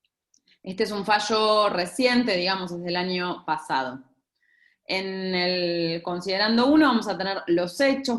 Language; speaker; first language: Spanish; native; Spanish